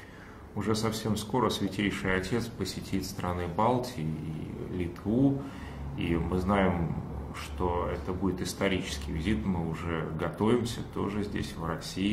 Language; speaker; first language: Russian; native; Russian